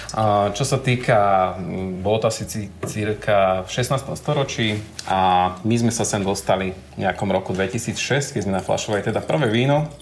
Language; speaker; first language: Slovak; native; Slovak